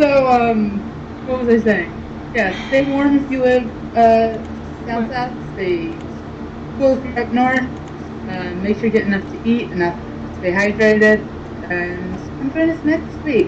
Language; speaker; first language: English; native; English